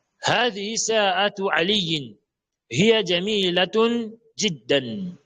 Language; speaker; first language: Arabic; non-native, fluent; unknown